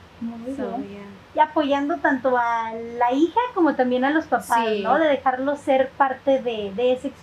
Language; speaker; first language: Spanish; native; Spanish